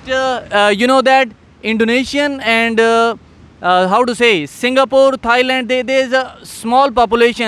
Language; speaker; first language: English; non-native, learner; Urdu